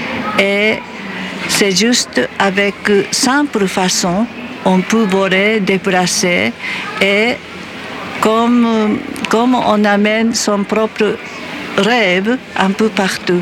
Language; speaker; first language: French; non-native, fluent; Japanese